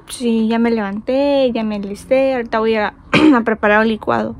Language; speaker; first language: Spanish; native; Spanish